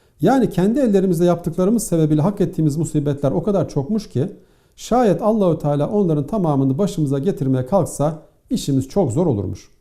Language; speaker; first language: Turkish; native; Turkish